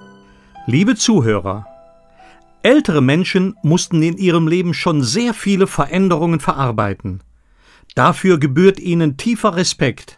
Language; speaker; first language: German; native; German